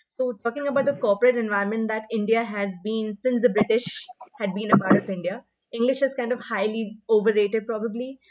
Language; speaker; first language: English; non-native, local second language; Hindi